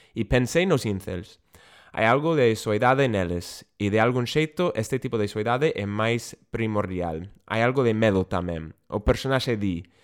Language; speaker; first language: Galician; non-native, fluent; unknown